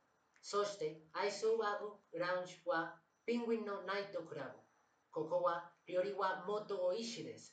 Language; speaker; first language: Japanese; non-native, learner; Spanish